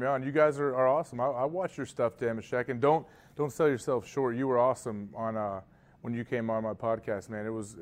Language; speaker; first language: English; native; English